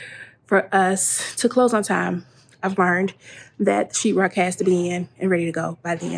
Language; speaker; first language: English; native; English